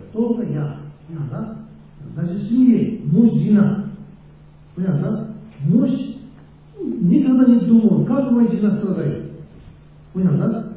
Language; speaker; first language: Russian; non-native, learner; Tibetan